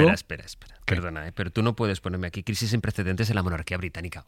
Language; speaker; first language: Spanish; native; Spanish